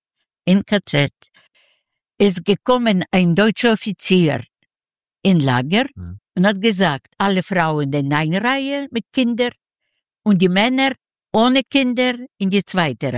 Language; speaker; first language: German; non-native, learner; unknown